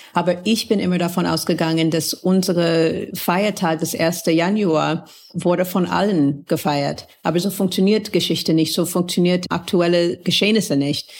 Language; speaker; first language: German; non-native, fluent; English